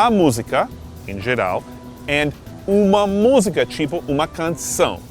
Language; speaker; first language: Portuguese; non-native, fluent; English